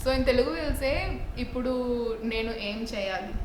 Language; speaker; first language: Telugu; non-native, learner; Tamil